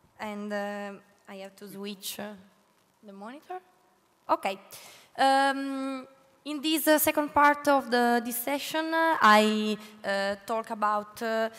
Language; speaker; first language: English; non-native, learner; Italian